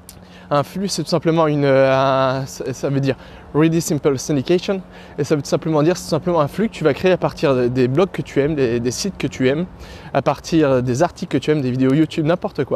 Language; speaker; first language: French; native; French